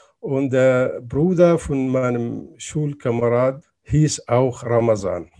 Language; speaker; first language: German; non-native, fluent; Arabic